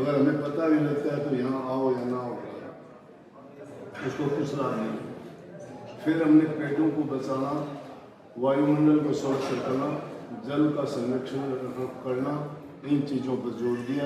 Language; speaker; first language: Hindi; native; Hindi